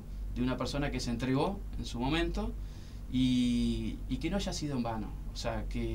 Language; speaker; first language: Spanish; native; Spanish